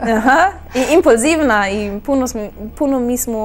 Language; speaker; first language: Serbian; early bilingual, heritage; German